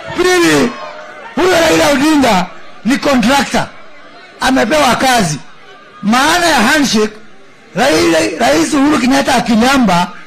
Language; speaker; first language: Swahili; non-native, local second language; Kikuyu